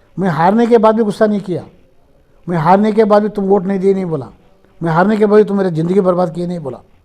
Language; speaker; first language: Hindi; non-native, local second language; Marathi